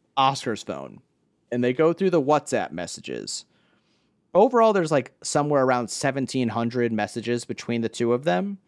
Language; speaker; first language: English; native; English